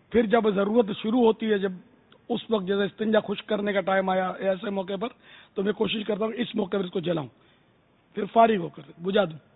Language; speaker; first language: Urdu; non-native, local second language; Memoni